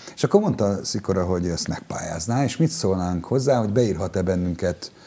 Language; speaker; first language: Hungarian; native; Hungarian